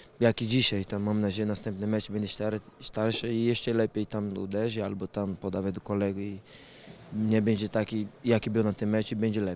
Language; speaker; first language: Polish; non-native, learner; Portuguese